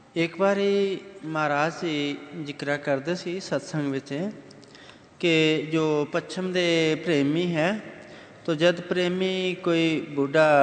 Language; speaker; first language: Punjabi; native; Punjabi